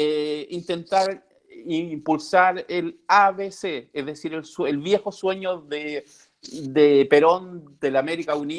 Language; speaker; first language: Spanish; native; Spanish